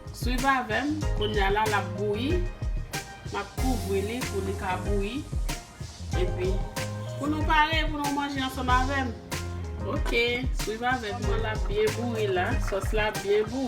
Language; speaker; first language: French; non-native, learner; Haitian Creole